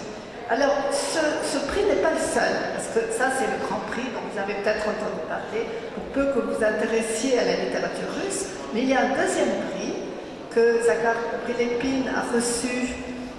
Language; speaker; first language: French; native; French